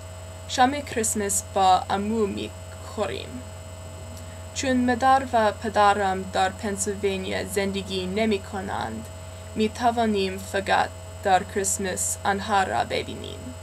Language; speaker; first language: Persian; non-native, learner; English